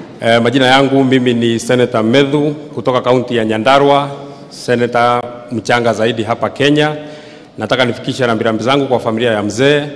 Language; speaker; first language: Swahili; non-native, local second language; Kikuyu